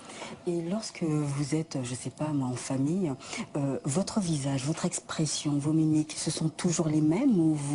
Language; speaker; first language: French; native; French